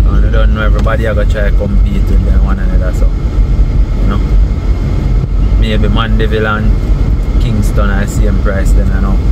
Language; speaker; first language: English; native; English